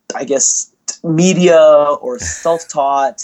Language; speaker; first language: English; early bilingual, other home language; Indonesian